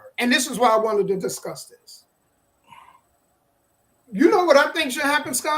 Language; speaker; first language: English; native; English